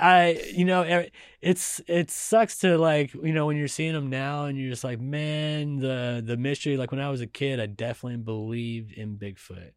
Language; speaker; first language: English; native; English